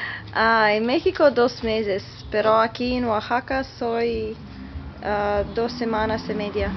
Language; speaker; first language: Spanish; non-native, learner; Italian